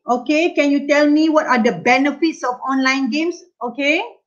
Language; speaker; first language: English; non-native, local second language; Malay